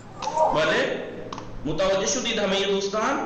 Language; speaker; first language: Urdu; native; Urdu